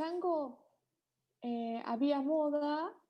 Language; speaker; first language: Spanish; non-native, learner; Japanese